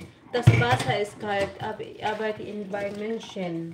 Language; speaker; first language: German; non-native, learner; Filipino